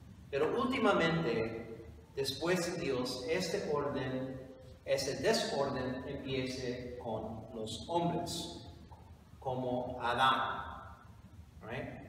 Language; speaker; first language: Spanish; non-native, fluent; English